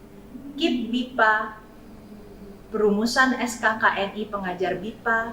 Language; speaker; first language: Indonesian; native; Indonesian